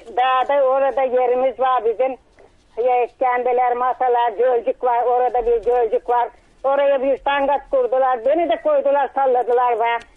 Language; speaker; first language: Turkish; native; Turkish